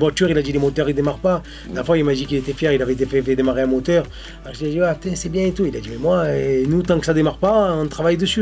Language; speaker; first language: French; native; French